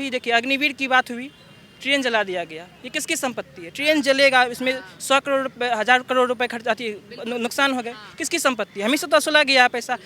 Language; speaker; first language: Hindi; native; Hindi